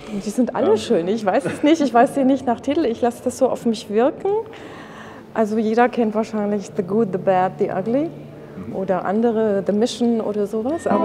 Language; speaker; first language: German; native; German